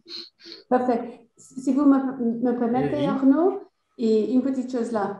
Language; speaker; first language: French; non-native, fluent; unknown